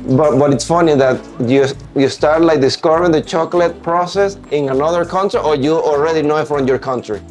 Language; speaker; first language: English; non-native, fluent; Spanish